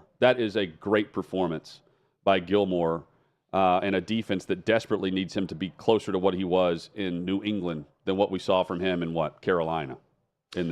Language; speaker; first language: English; native; English